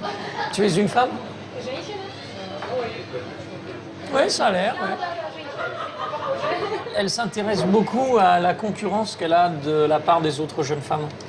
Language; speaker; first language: French; native; French